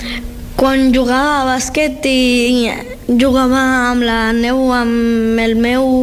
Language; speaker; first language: Catalan; non-native, learner; Georgian